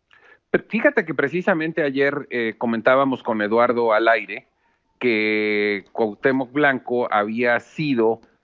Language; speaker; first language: Spanish; native; Spanish